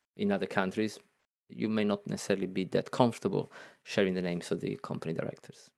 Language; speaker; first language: English; non-native, fluent; Italian